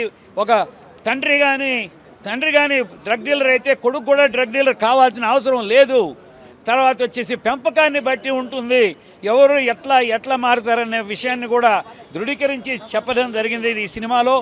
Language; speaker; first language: Telugu; native; Telugu